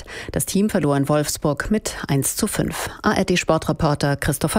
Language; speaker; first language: German; native; German